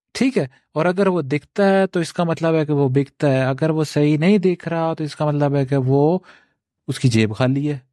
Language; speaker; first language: Urdu; native; Urdu